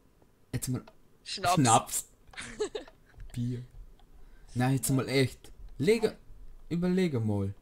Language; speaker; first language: German; native; German